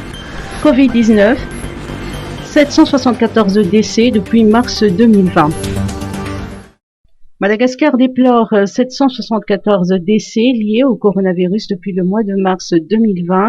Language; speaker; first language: French; non-native, local second language; Malagasy